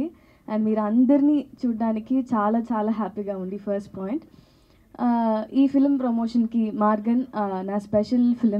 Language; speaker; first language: Telugu; non-native, learner; Tamil